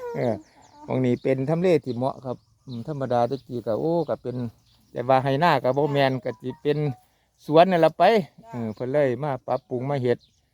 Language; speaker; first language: Thai; native; Thai